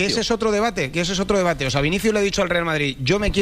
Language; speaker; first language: Spanish; native; Spanish